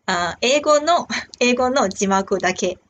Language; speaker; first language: Japanese; non-native, fluent; Chinese